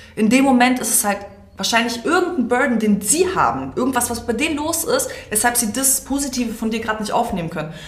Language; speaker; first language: German; early bilingual, other home language; Serbian